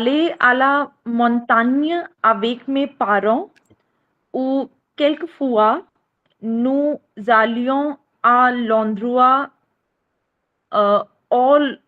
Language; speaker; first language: French; non-native, learner; Hindi